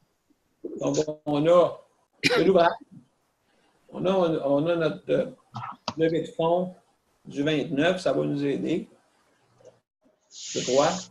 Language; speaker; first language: French; native; French